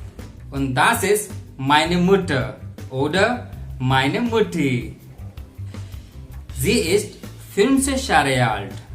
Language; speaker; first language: German; non-native, fluent; Hindi